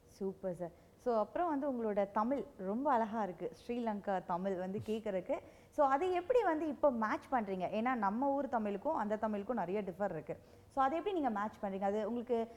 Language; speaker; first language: Tamil; native; Tamil